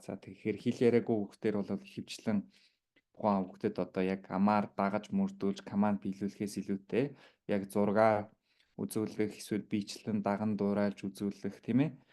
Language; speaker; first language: Mongolian; native; Mongolian